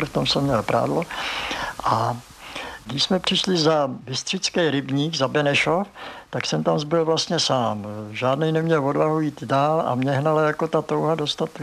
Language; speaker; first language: Czech; native; Czech